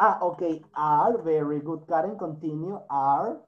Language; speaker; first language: English; non-native, learner; Spanish